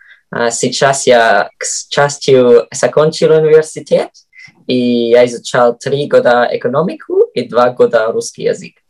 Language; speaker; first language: Russian; non-native, fluent; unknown